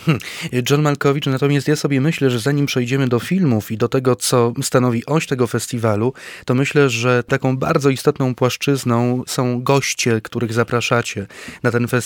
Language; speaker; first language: Polish; native; Polish